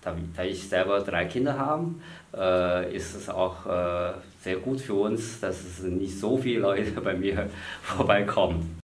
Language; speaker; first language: German; non-native, fluent; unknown